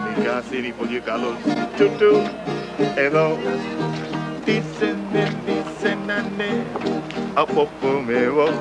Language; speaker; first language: Greek; non-native, learner; English